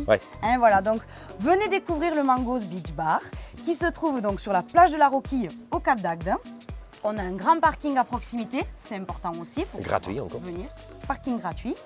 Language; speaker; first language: French; native; French